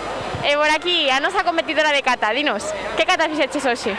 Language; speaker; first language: Galician; native; Galician